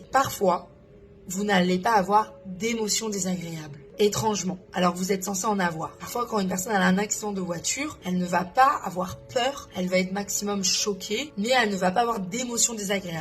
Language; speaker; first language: French; native; French